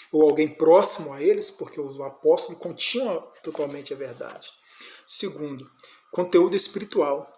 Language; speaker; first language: Portuguese; native; Portuguese